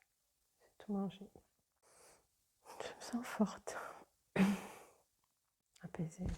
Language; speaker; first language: French; non-native, fluent; Portuguese